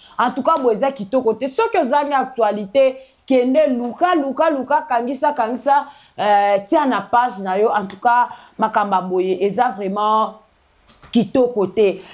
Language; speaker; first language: Lingala; non-native, local second language; Kongo